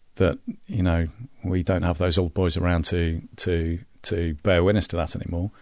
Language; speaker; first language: English; native; English